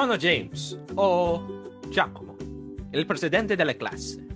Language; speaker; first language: Italian; non-native, learner; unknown